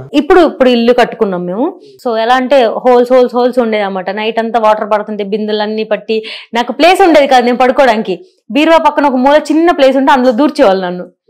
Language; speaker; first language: Telugu; native; Telugu